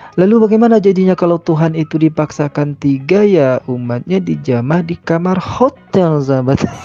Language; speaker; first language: Indonesian; native; Indonesian